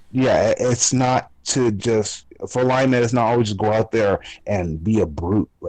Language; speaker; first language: English; native; English